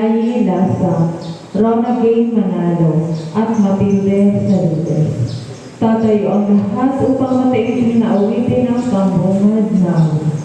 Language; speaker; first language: Filipino; native; Filipino